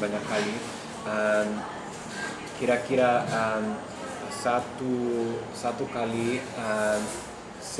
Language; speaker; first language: Indonesian; non-native, learner; English